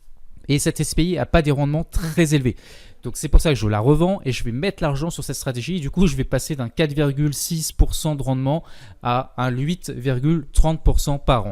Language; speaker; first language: French; native; French